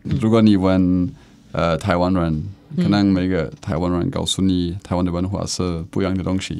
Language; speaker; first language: Chinese; non-native, learner; Czech